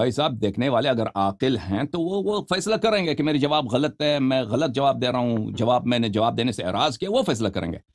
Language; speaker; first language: Urdu; non-native, fluent; Persian